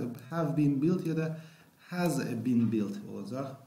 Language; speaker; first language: English; non-native, fluent; Azerbaijani